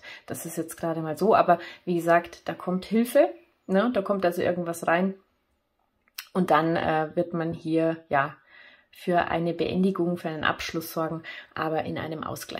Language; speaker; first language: German; native; German